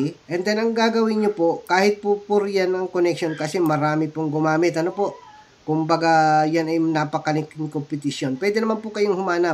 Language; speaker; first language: Filipino; native; Filipino